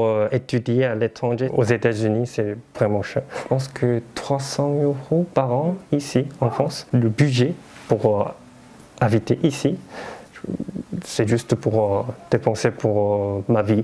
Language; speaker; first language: French; non-native, learner; Korean